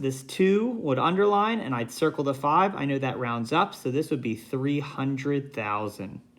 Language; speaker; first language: English; native; English